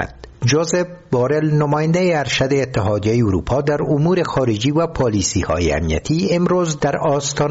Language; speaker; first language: Persian; native; Persian